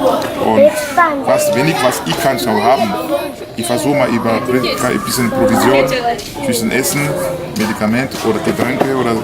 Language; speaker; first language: German; non-native, learner; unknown